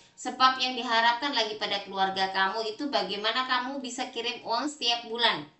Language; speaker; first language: Indonesian; native; Indonesian